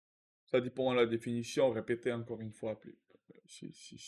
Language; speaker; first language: French; non-native, learner; Russian